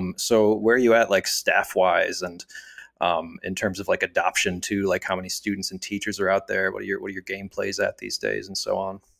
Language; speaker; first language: English; native; English